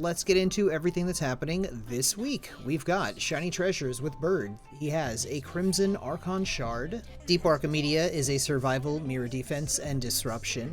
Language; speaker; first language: English; native; English